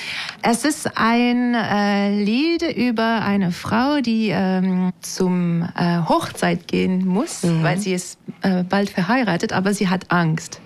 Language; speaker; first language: German; non-native, fluent; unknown